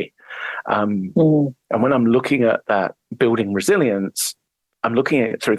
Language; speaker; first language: English; native; English